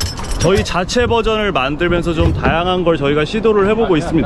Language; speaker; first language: Korean; native; Korean